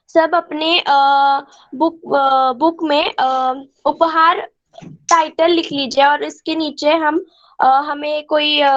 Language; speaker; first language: Hindi; non-native, local second language; Marathi